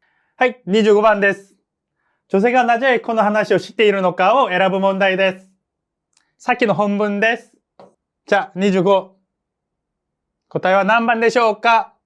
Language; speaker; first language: Japanese; non-native, fluent; Korean